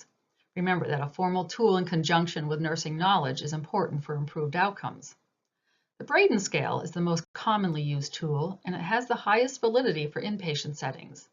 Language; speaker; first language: English; native; English